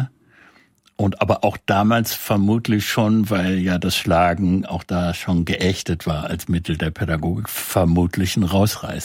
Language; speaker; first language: German; native; German